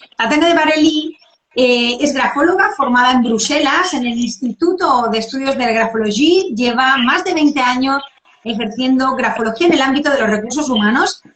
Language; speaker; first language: Spanish; native; Spanish